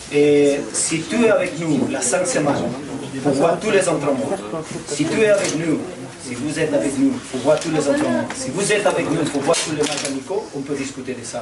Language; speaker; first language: French; non-native, fluent; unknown